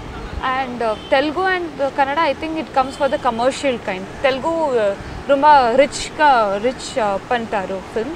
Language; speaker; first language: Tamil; non-native, learner; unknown